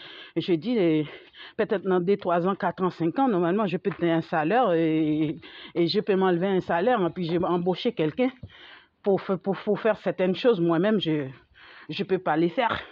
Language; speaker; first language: French; non-native, fluent; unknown